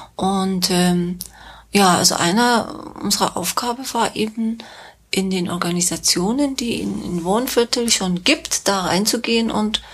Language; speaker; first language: German; non-native, fluent; Persian